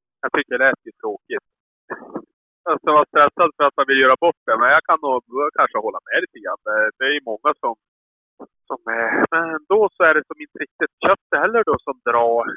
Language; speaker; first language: Swedish; native; Swedish